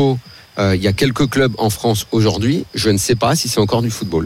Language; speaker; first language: French; native; French